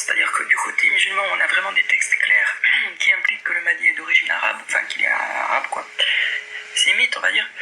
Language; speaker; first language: French; native; French